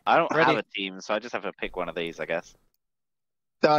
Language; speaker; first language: English; native; English